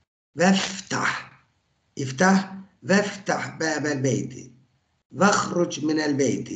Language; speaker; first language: Arabic; non-native, fluent; Turkish